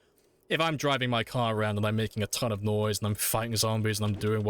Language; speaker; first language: English; native; English